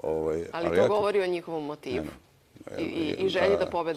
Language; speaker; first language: Bosnian; native; Bosnian